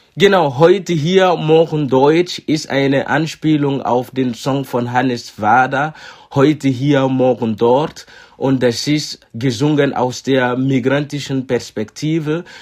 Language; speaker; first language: German; non-native, fluent; Mossi